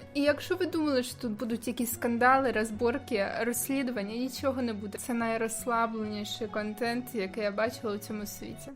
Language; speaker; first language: Ukrainian; native; Ukrainian